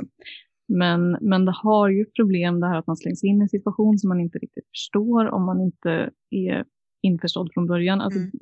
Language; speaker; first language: Swedish; native; Swedish